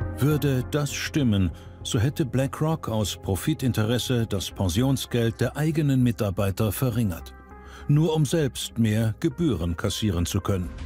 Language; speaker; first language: German; native; German